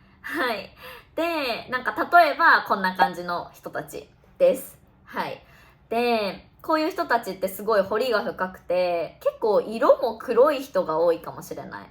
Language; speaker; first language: Japanese; native; Japanese